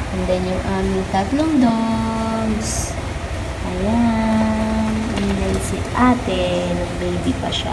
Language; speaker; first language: Filipino; native; Filipino